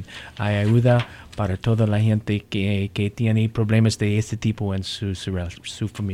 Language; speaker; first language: Spanish; non-native, learner; English